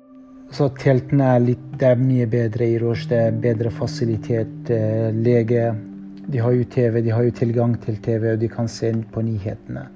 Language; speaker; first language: Norwegian; non-native, fluent; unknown